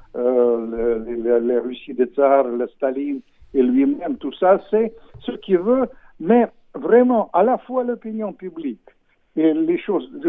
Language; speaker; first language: French; non-native, fluent; Russian